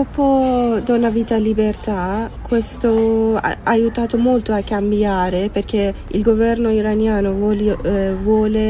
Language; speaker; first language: Italian; non-native, fluent; Persian